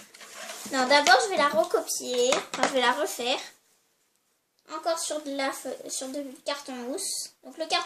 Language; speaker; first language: French; native; French